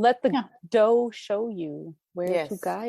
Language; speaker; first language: English; native; English